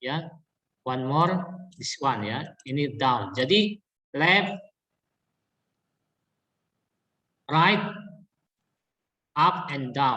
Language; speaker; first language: English; non-native, learner; Indonesian